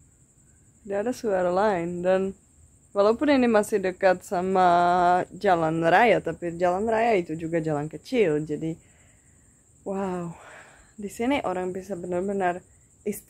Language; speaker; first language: Indonesian; non-native, fluent; Czech